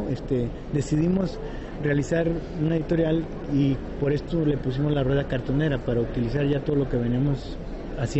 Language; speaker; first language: Spanish; native; Spanish